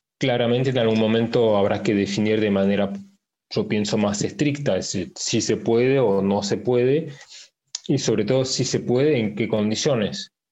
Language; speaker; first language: Spanish; early bilingual, heritage; Spanish